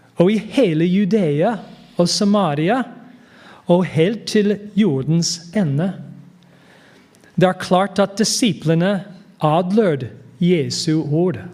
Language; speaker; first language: Norwegian; non-native, fluent; English